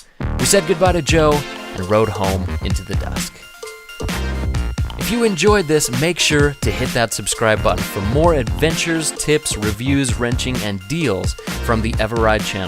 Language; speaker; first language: English; native; English